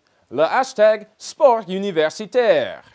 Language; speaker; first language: French; non-native, learner; English